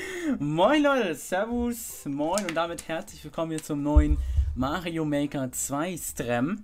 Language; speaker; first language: German; native; German